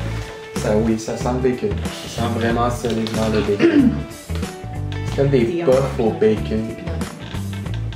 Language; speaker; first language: French; native; French